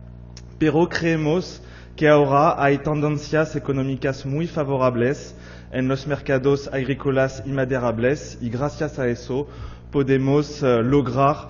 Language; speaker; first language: Spanish; non-native, fluent; French